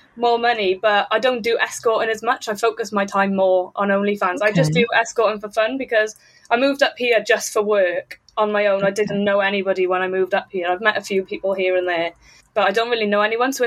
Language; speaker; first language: English; native; English